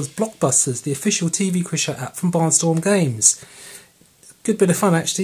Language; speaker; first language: English; native; English